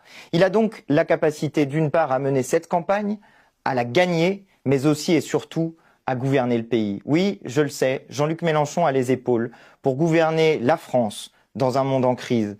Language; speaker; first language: French; native; French